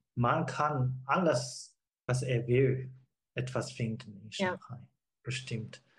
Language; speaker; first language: German; non-native, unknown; Chinese